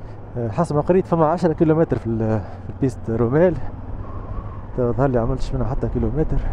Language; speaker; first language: Arabic; native; Arabic